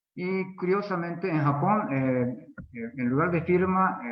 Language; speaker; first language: Spanish; non-native, fluent; Japanese